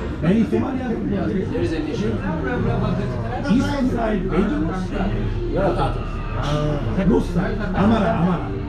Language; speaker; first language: English; non-native, learner; Korean